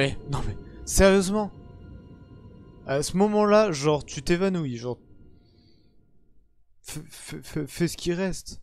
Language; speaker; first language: French; native; French